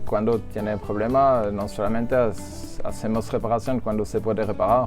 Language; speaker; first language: Spanish; non-native, learner; French